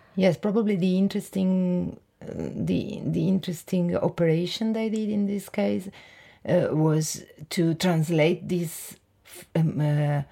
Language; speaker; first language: English; non-native, fluent; Italian